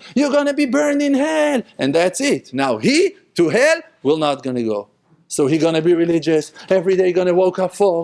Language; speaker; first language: English; non-native, fluent; Hebrew